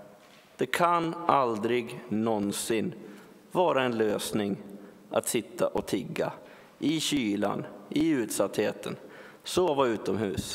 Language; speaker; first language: Swedish; native; Swedish